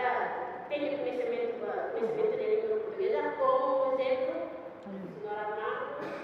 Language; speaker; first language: Portuguese; non-native, learner; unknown